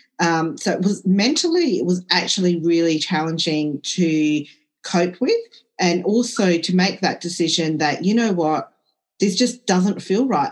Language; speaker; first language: English; early bilingual, other home language; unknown